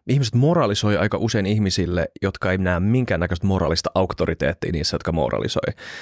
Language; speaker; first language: Finnish; native; Finnish